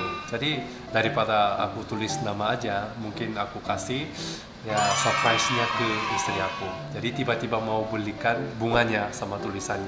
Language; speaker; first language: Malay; non-native, fluent; Korean